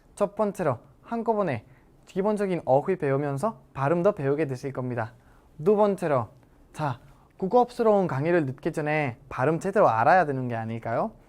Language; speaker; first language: Korean; non-native, fluent; Spanish